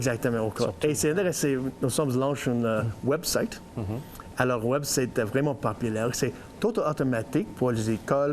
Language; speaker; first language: French; non-native, learner; English